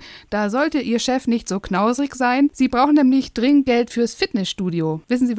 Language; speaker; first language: German; native; German